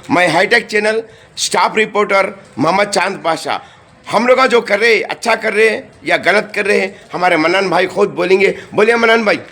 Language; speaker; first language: Hindi; non-native, local second language; Urdu